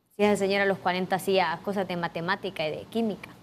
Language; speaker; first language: Spanish; native; Spanish